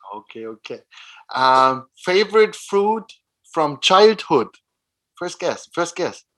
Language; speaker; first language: English; non-native, fluent; German